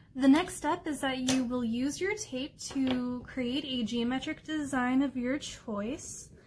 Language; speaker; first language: English; native; English